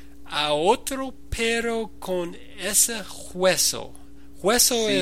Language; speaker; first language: Spanish; non-native, learner; English